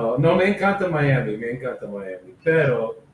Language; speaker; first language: Spanish; non-native, learner; English